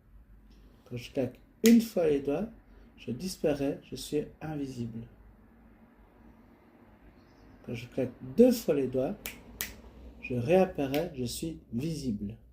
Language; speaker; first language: French; native; French